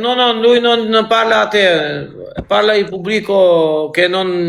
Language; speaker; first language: Italian; non-native, learner; Albanian